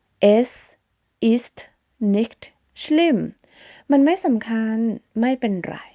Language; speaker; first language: German; non-native, fluent; Thai